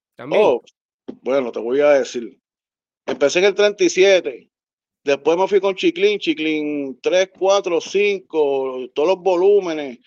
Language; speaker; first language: Spanish; native; Spanish